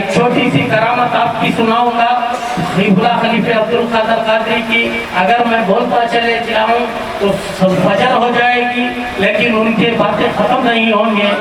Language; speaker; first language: Urdu; native; Urdu